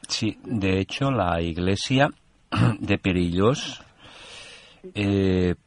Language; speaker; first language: Spanish; non-native, local second language; Catalan